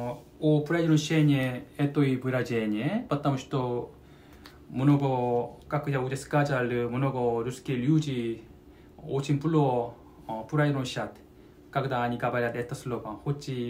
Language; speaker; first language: Russian; non-native, learner; Korean